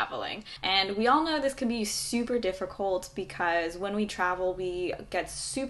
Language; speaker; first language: English; native; English